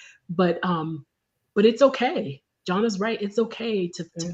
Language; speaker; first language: English; native; English